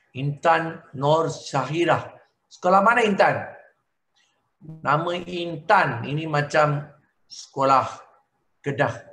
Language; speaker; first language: Malay; native; Malay